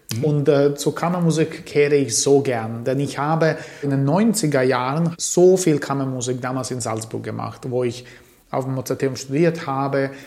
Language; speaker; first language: German; early bilingual, other home language; Croatian